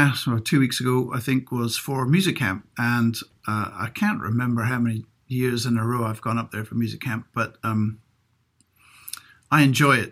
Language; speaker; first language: English; native; English